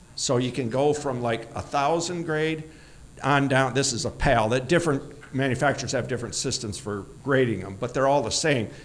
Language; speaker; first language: English; native; English